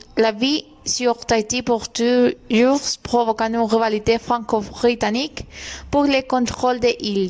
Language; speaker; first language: French; non-native, learner; Spanish